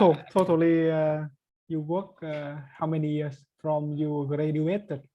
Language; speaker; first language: English; non-native, learner; Vietnamese